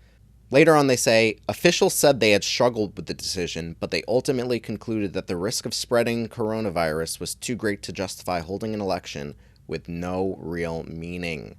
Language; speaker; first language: English; native; English